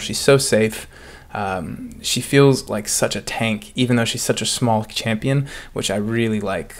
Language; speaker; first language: English; native; English